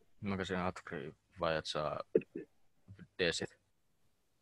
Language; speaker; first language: Russian; non-native, learner; Finnish